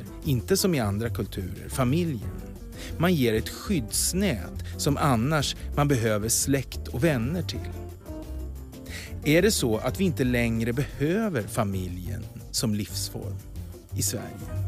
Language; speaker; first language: Swedish; native; Swedish